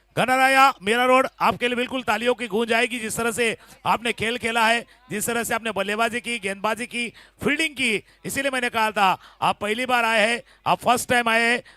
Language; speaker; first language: Hindi; non-native, local second language; Marathi